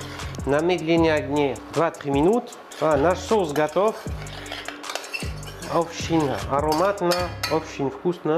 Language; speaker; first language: Russian; non-native, learner; French